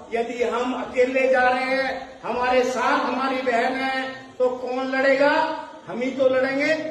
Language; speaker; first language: Hindi; native; Hindi